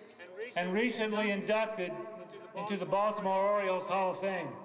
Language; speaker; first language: English; native; English